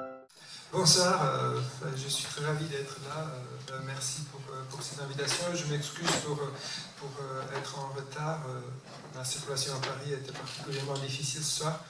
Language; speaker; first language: French; non-native, fluent; Czech